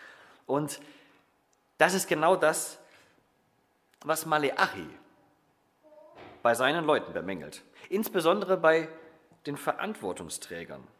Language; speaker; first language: German; native; German